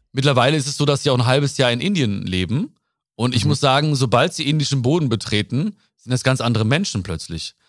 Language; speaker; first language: German; early bilingual, other home language; Malayalam